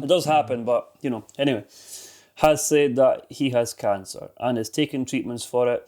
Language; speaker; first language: English; native; English